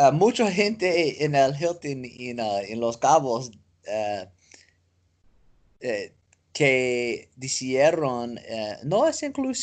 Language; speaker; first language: Spanish; non-native, learner; English